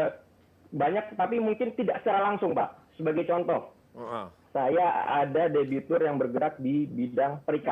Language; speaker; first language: Indonesian; native; Indonesian